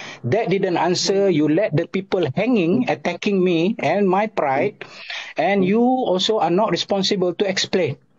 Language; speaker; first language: English; non-native, local second language; Malay